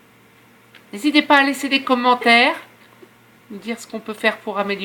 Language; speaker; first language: French; native; French